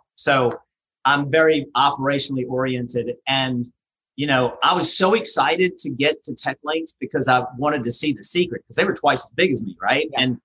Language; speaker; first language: English; native; English